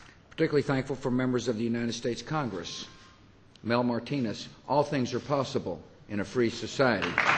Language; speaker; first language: English; native; English